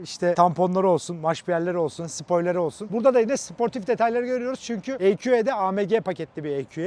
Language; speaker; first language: Turkish; native; Turkish